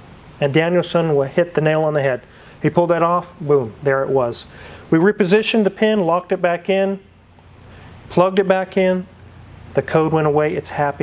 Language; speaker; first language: English; native; English